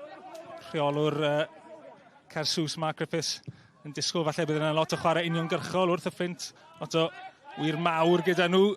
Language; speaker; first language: Welsh; native; Welsh